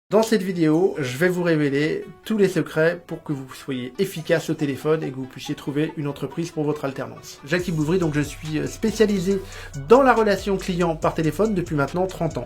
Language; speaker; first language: French; native; French